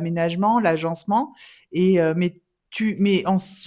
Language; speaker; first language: French; native; French